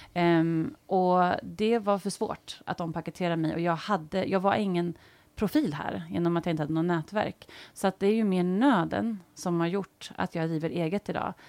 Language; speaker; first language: Swedish; native; Swedish